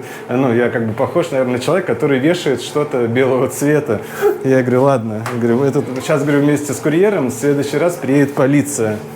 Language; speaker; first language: Russian; native; Russian